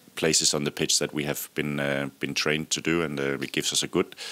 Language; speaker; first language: English; non-native, fluent; Danish